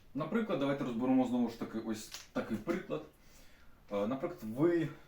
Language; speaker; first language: Ukrainian; non-native, local second language; Russian